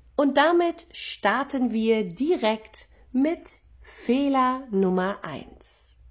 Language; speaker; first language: German; native; German